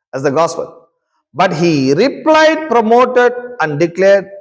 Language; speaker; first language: English; non-native, local second language; Telugu